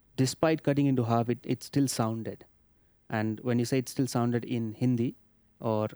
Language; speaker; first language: English; non-native, local second language; Marathi